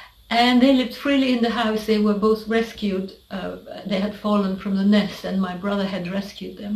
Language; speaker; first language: English; non-native, fluent; French